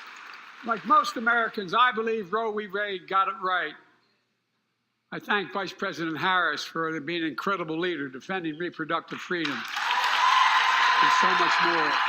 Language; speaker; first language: English; native; English